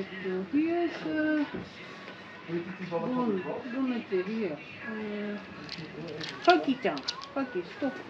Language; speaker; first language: Dutch; non-native, learner; Japanese